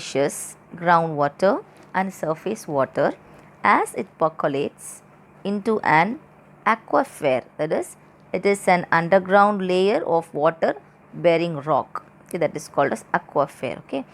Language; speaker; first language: English; non-native, local second language; Tamil